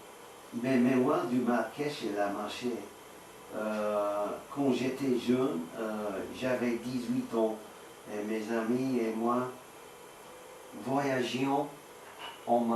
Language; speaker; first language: French; non-native, learner; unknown